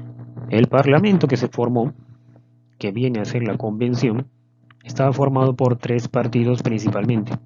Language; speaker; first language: Spanish; native; Spanish